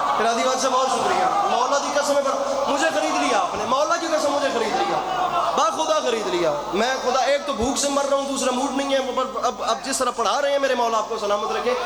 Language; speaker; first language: Urdu; non-native, local second language; Punjabi